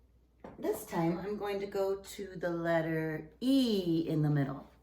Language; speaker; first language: English; native; English